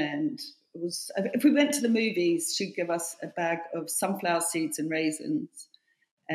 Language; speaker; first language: English; native; English